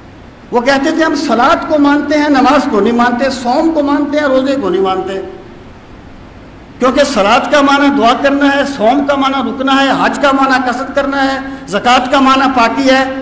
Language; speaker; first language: Urdu; native; Urdu